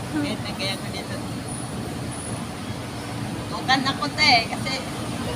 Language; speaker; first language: Filipino; non-native, local second language; Cebuano